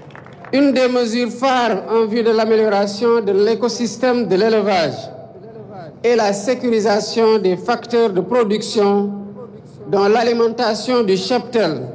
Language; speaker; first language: French; non-native, local second language; Wolof